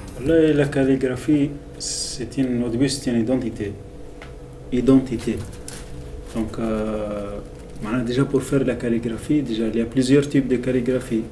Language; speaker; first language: French; non-native, local second language; Arabic